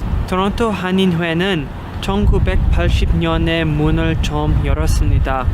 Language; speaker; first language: Korean; early bilingual, heritage; English